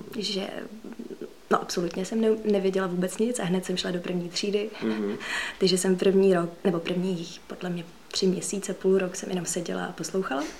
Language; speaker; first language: Czech; early bilingual, other home language; Russian